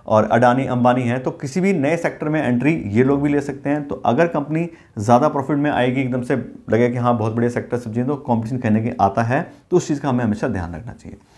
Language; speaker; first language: Hindi; native; Hindi